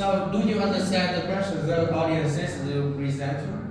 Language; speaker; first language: English; non-native, learner; Vietnamese